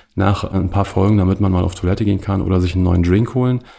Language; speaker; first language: German; native; German